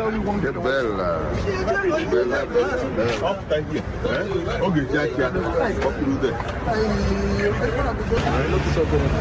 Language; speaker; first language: Italian; non-native, learner; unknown